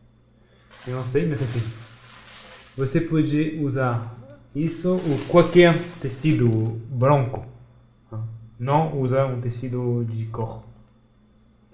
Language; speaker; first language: Portuguese; non-native, fluent; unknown